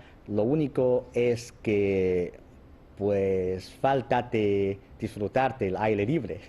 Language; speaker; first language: Spanish; non-native, fluent; Chinese